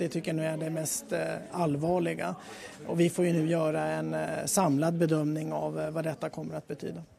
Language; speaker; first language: Swedish; native; Swedish